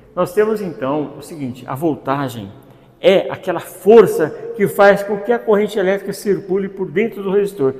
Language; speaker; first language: Portuguese; native; Portuguese